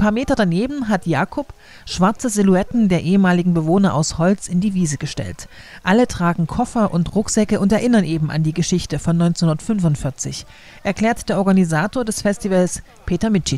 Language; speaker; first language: German; native; German